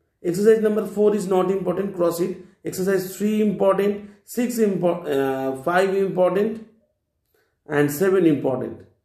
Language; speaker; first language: English; non-native, local second language; Bangla